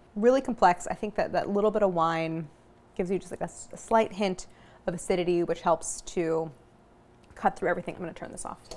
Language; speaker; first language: English; native; English